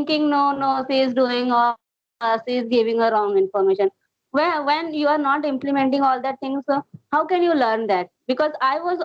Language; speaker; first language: English; non-native, learner; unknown